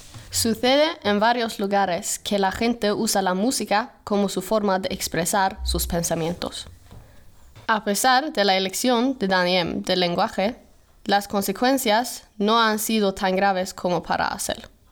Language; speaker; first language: Spanish; non-native, fluent; Swedish